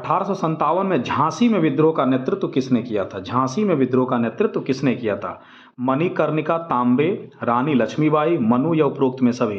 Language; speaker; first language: Hindi; native; Hindi